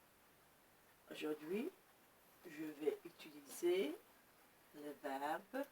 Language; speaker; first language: French; non-native, local second language; Arabic